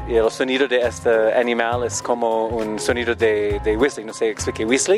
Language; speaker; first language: Spanish; non-native, learner; English